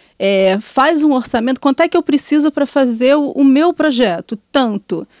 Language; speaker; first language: Portuguese; native; Portuguese